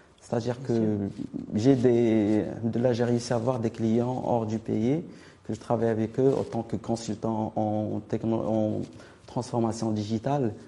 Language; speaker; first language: French; non-native, local second language; Arabic